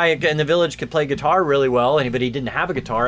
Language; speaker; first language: English; native; English